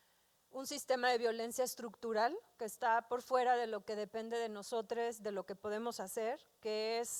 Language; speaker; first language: Spanish; native; Spanish